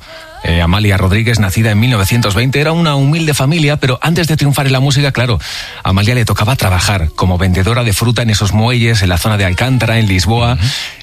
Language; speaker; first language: Spanish; native; Spanish